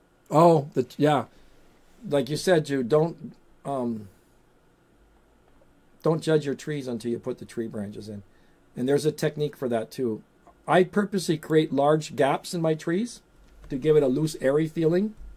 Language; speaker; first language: English; native; English